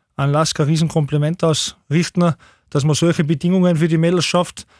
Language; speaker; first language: German; native; German